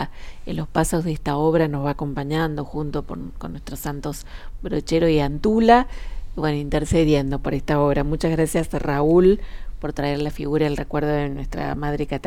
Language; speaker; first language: Spanish; native; Spanish